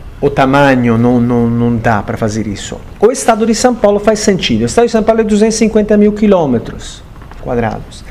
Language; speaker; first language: Portuguese; non-native, fluent; Italian